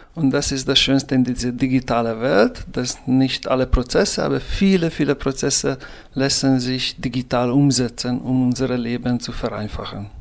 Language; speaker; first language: German; non-native, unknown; Hungarian